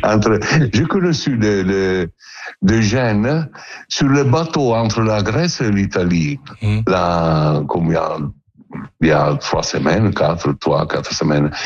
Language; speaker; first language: French; non-native, learner; Italian